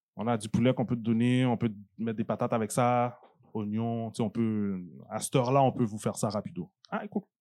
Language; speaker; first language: French; native; French